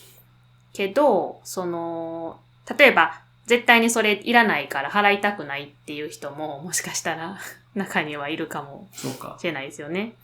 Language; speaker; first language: Japanese; native; Japanese